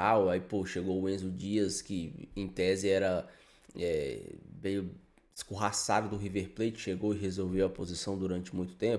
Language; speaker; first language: Portuguese; native; Portuguese